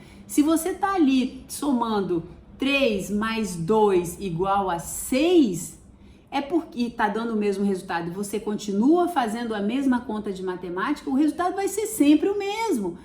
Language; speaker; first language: Portuguese; native; Portuguese